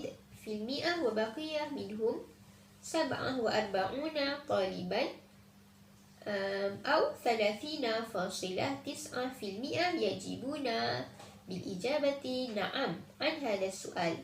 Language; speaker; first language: Arabic; non-native, learner; Malay